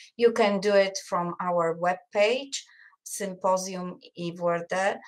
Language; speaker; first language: English; non-native, fluent; Polish